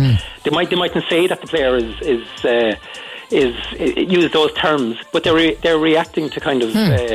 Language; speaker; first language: English; native; English